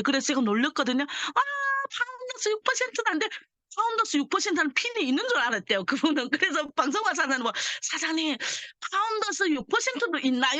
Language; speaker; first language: Korean; early bilingual, heritage; Korean